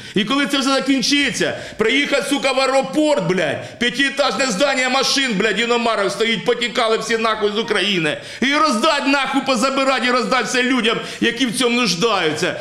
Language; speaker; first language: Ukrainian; non-native, local second language; Russian